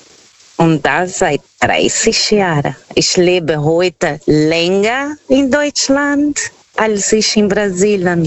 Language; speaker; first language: German; non-native, fluent; Portuguese